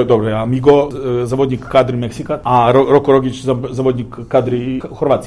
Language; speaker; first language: Polish; non-native, fluent; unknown